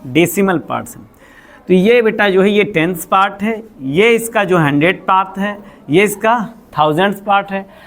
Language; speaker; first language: Hindi; native; Hindi